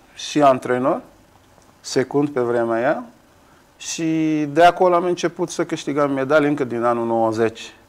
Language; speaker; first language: Romanian; non-native, fluent; Kabuverdianu